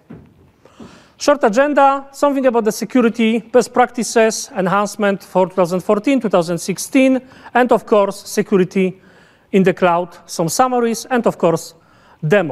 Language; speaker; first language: English; non-native, fluent; Polish